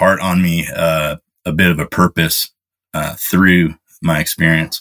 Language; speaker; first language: English; native; English